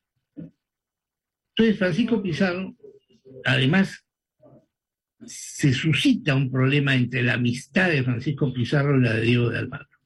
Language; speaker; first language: Spanish; native; Spanish